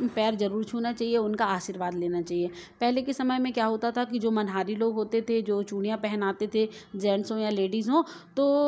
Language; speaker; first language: Hindi; native; Hindi